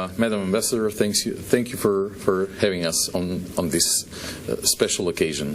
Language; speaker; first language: English; non-native, fluent; Macedonian